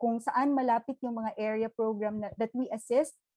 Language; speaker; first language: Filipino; native; Filipino